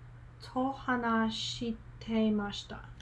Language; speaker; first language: Japanese; non-native, learner; English